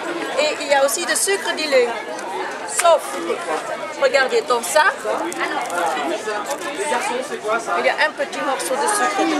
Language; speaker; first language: French; non-native, fluent; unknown